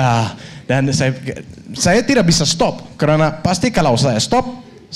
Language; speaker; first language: Indonesian; non-native, fluent; Danish